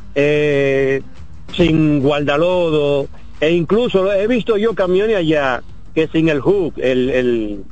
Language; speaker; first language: Spanish; native; Spanish